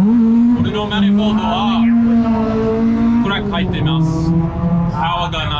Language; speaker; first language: Japanese; non-native, learner; English